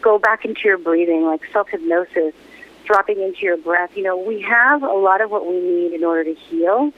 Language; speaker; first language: English; native; English